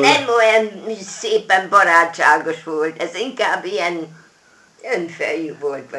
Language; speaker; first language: Hungarian; non-native, local second language; German